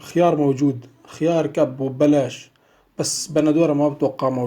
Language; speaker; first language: Arabic; native; Arabic